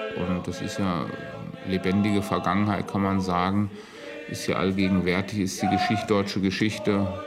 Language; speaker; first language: German; native; German